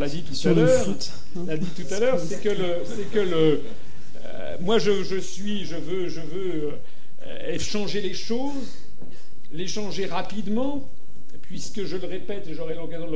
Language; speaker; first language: French; native; French